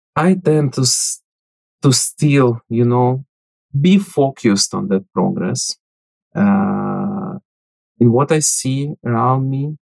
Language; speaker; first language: English; non-native, fluent; Ukrainian